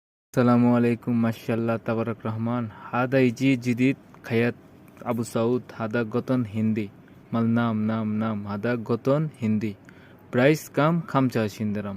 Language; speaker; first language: Arabic; non-native, learner; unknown